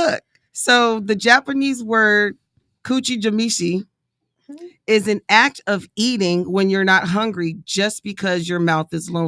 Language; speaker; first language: English; native; English